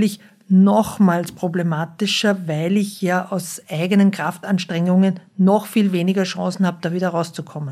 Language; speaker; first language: German; native; German